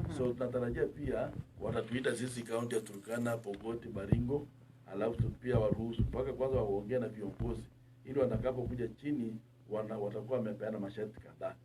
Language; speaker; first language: Swahili; non-native, local second language; Turkmen